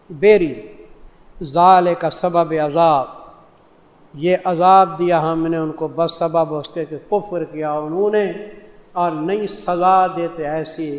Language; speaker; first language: Urdu; non-native, local second language; Saraiki